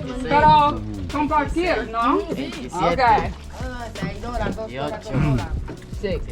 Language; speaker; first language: Spanish; non-native, learner; English